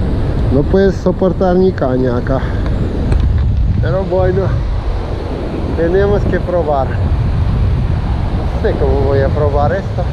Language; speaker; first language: Spanish; non-native, fluent; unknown